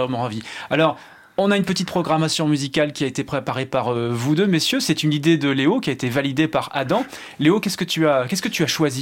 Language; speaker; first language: French; native; French